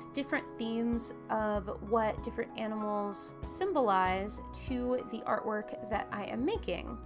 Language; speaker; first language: English; native; English